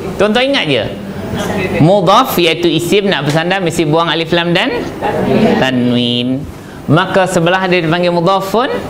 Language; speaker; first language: Malay; native; Malay